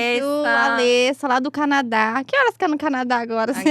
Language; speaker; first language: Portuguese; native; Portuguese